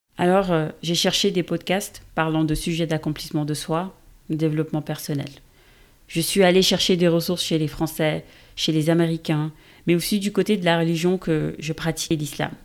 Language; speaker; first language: French; non-native, local second language; Wolof